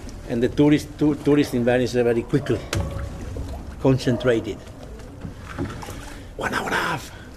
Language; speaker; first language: English; non-native, learner; Italian